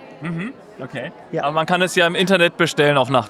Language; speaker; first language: German; native; German